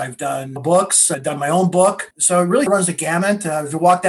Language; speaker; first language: English; native; English